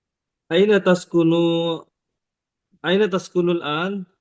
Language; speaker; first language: Arabic; non-native, learner; Indonesian